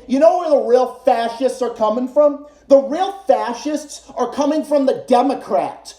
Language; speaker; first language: English; native; English